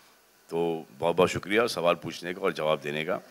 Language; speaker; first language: Hindi; native; Hindi